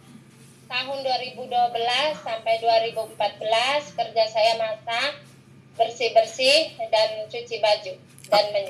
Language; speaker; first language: Indonesian; non-native, local second language; Javanese